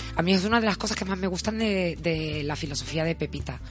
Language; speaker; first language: Spanish; native; Spanish